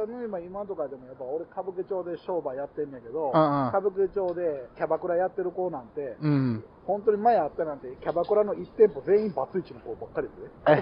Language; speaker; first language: Japanese; native; Japanese